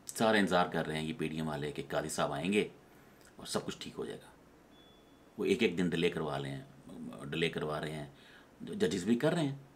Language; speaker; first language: Urdu; native; Urdu